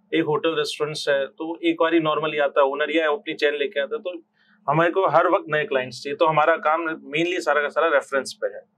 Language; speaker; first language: Hindi; native; Hindi